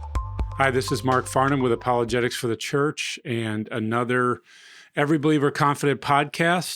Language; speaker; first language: English; native; English